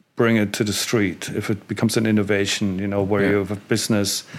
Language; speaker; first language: English; non-native, fluent; German